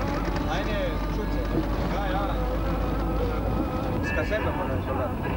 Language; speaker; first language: German; non-native, learner; Serbian